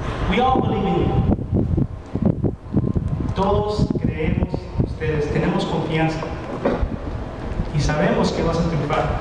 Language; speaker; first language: Spanish; early bilingual, heritage; Spanish